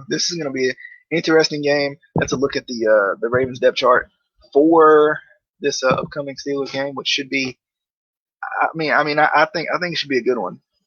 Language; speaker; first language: English; native; English